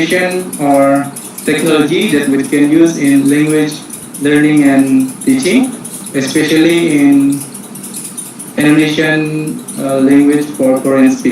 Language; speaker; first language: English; non-native, fluent; Indonesian